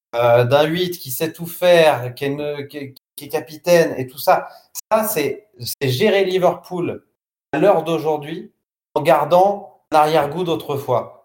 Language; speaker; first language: French; native; French